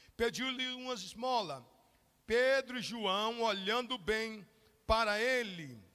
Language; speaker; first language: Portuguese; native; Portuguese